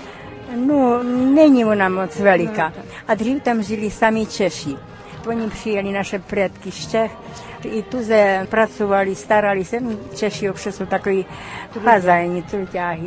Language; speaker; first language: Czech; early bilingual, heritage; Czech